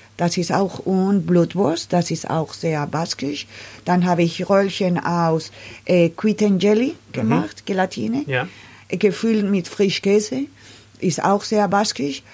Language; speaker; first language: German; non-native, learner; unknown